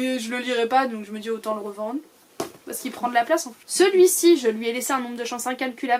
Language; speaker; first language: French; native; French